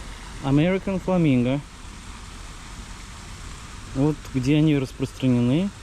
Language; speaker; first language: Russian; native; Russian